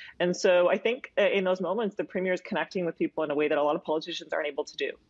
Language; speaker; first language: English; native; English